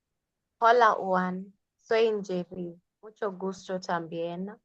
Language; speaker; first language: Spanish; non-native, learner; Swahili